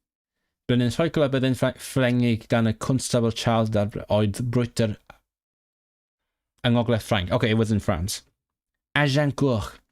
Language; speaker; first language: Welsh; non-native, learner; Cantonese